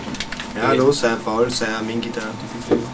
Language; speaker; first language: Indonesian; non-native, learner; German